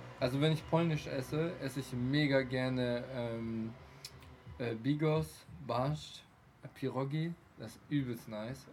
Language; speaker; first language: German; early bilingual, other home language; Polish